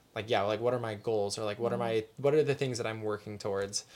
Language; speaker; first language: English; native; English